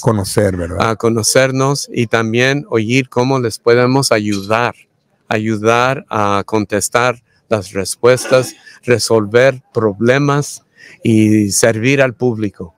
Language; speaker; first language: Spanish; early bilingual, heritage; Spanish